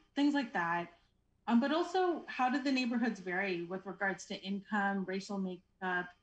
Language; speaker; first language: English; native; English